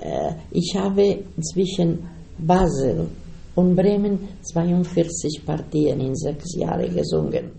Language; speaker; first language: German; non-native, learner; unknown